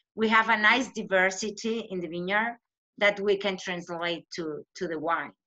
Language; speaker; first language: English; non-native, fluent; Spanish